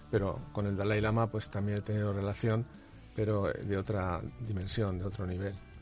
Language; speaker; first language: Spanish; native; Spanish